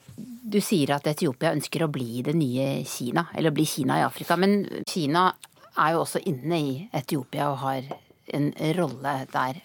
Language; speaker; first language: Norwegian; native; Norwegian